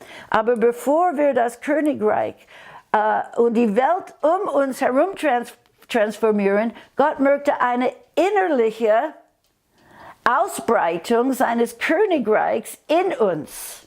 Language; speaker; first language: German; non-native, fluent; English